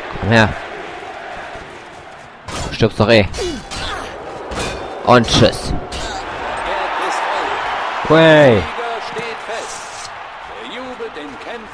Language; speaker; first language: German; native; German